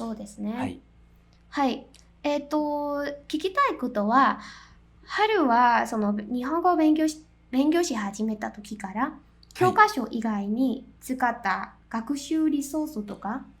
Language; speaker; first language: Japanese; non-native, fluent; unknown